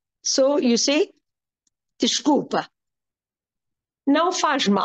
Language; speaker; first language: Portuguese; non-native, fluent; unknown